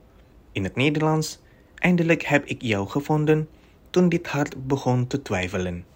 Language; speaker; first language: Dutch; non-native, fluent; Indonesian